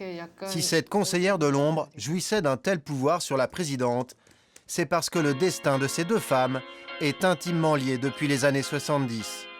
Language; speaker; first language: French; native; French